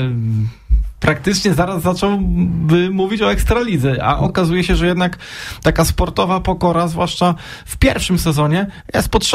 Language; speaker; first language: Polish; native; Polish